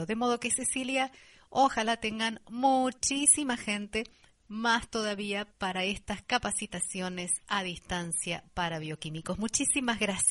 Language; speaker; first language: Spanish; native; Spanish